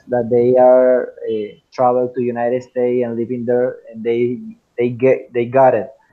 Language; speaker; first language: English; non-native, fluent; Spanish